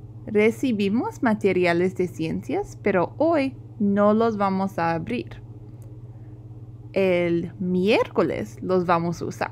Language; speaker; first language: Spanish; non-native, fluent; English